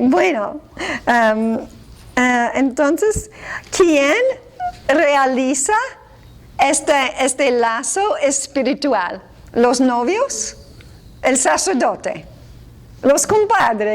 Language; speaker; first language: Spanish; non-native, fluent; English